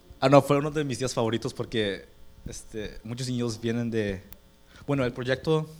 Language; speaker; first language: Spanish; early bilingual, heritage; Spanish